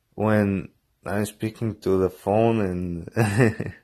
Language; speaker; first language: English; non-native, learner; Bulgarian